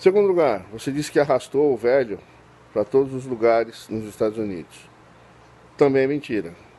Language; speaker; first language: Portuguese; native; Portuguese